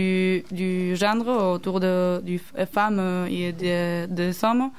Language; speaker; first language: French; non-native, learner; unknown